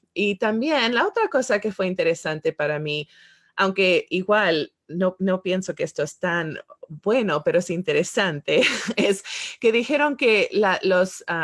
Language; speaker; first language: Spanish; non-native, fluent; English